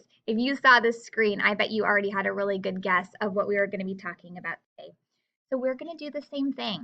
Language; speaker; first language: English; native; English